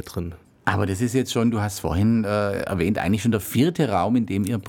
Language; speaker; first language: German; native; German